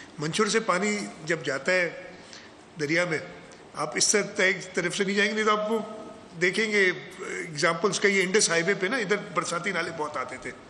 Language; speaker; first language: Urdu; non-native, local second language; Sindhi